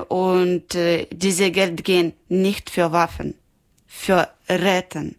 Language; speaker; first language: German; non-native, learner; Ukrainian